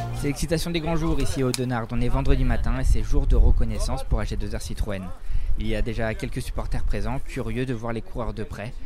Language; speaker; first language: French; native; French